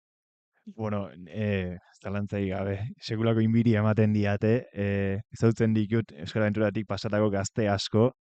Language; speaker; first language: Basque; native; Basque